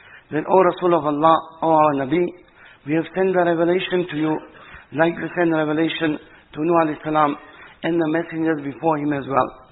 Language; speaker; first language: English; native; English